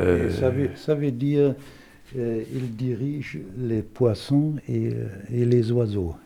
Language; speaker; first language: French; non-native, fluent; German